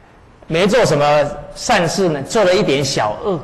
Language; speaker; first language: Chinese; native; Chinese